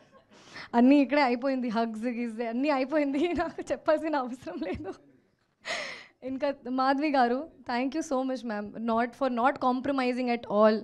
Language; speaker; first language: Telugu; non-native, fluent; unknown